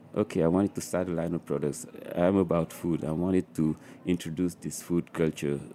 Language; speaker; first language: English; non-native, fluent; French